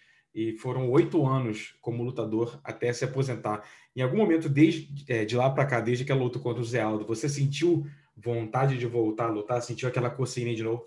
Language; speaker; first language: Portuguese; native; Portuguese